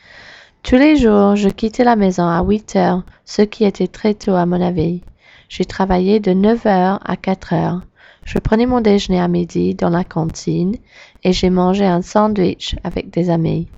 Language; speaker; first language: French; non-native, learner; English